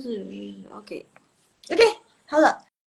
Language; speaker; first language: Chinese; non-native, fluent; Indonesian